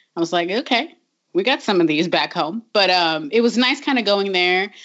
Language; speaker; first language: English; native; English